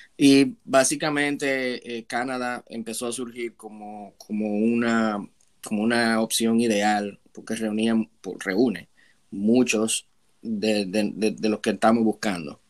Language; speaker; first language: Spanish; native; Spanish